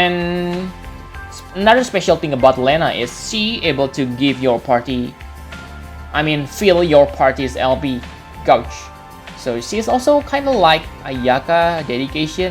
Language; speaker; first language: English; non-native, fluent; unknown